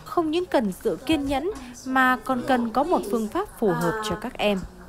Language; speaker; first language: Vietnamese; native; Vietnamese